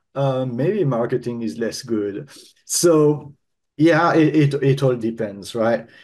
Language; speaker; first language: English; non-native, fluent; French